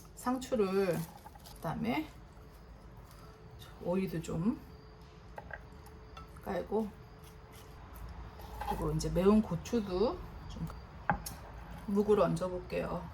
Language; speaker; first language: Korean; native; Korean